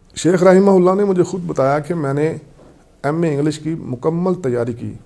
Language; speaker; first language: Urdu; non-native, local second language; Punjabi